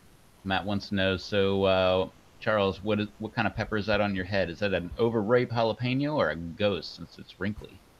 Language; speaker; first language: English; native; English